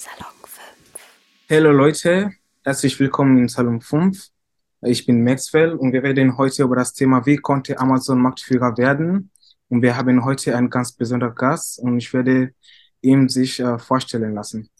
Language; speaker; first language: German; non-native, fluent; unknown